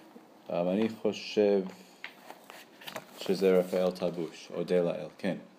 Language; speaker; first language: Hebrew; non-native, learner; English